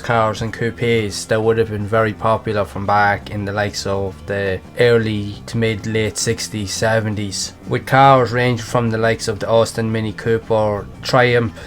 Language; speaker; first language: English; native; English